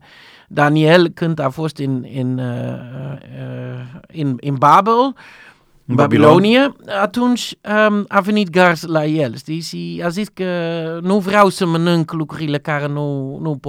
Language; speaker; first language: Romanian; non-native, learner; Dutch